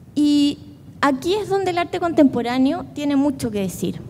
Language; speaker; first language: Spanish; native; Spanish